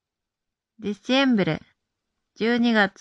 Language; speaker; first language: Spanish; non-native, fluent; Japanese